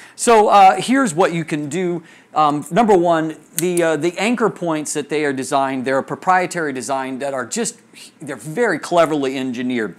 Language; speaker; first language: English; native; English